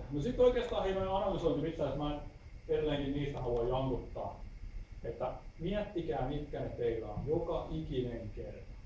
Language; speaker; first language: Finnish; native; Finnish